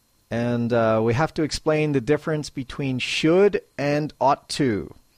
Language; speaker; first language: English; native; English